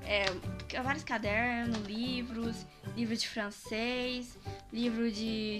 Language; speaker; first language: Portuguese; early bilingual, heritage; Portuguese